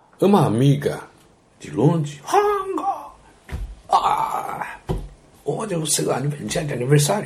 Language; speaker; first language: Portuguese; non-native, learner; Japanese